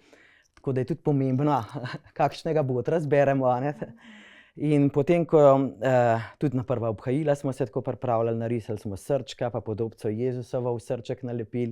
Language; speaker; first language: Slovenian; native; Slovenian